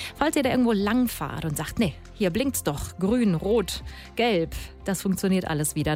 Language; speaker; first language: German; native; German